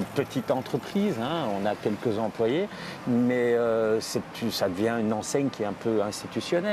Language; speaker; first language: French; native; French